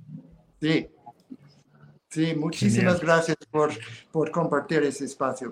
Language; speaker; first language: Spanish; non-native, fluent; English